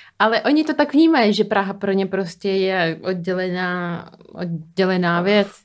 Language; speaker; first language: Czech; non-native, fluent; Slovak